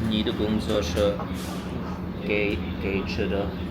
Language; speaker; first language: Chinese; non-native, learner; German